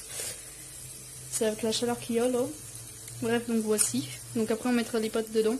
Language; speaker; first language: French; native; French